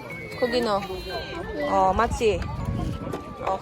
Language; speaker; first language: Korean; non-native, learner; Filipino